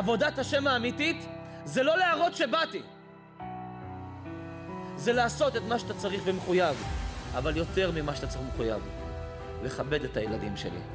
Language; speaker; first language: Hebrew; native; Hebrew